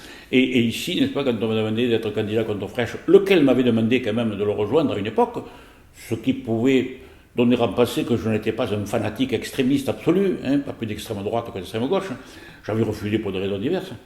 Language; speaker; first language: French; native; French